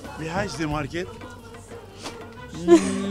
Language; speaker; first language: German; non-native, learner; Turkish